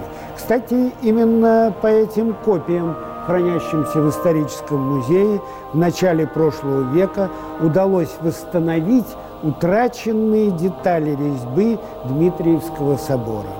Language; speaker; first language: Russian; native; Russian